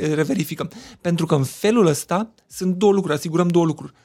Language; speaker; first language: Romanian; non-native, local second language; Hungarian